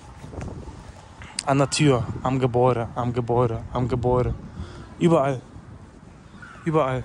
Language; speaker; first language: German; native; German